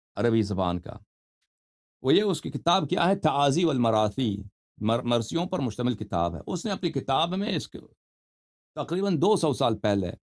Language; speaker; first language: Urdu; native; Urdu